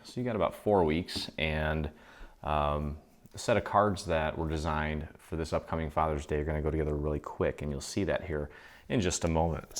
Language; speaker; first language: English; native; English